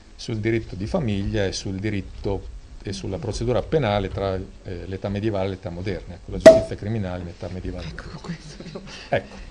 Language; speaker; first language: Italian; native; Italian